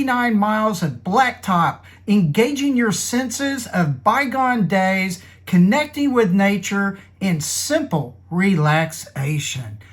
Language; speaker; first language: English; native; English